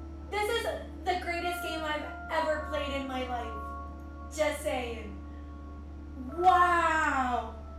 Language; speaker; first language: English; non-native, fluent; Spanish